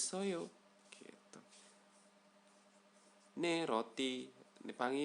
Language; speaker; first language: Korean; non-native, learner; Indonesian